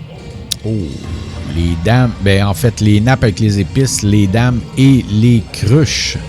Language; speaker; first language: French; native; French